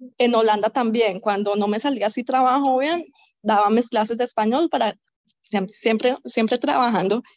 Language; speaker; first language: Spanish; native; Spanish